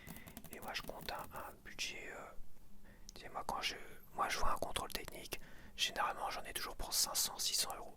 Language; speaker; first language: French; native; French